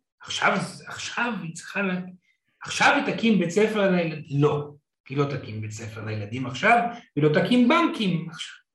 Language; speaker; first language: Hebrew; non-native, fluent; English